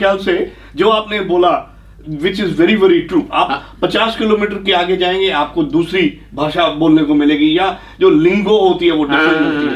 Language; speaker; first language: Hindi; native; Hindi